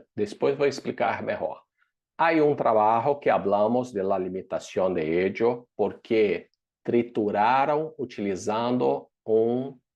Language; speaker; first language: Spanish; non-native, fluent; Portuguese